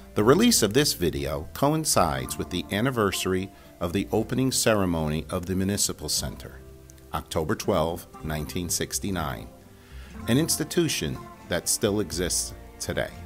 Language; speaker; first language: English; native; English